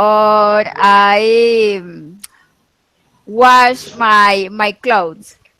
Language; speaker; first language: English; non-native, learner; Spanish